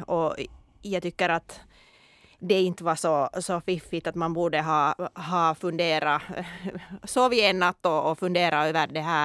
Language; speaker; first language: Swedish; non-native, local second language; Finnish